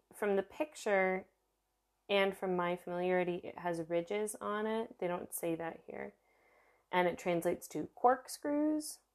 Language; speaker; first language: English; early bilingual, other home language; Italian